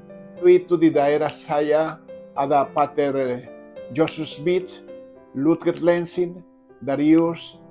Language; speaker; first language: Indonesian; non-native, fluent; Spanish